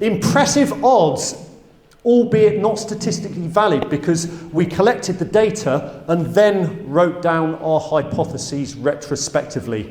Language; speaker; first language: English; native; English